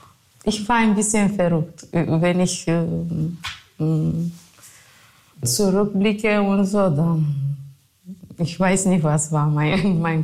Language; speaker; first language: German; non-native, fluent; Romanian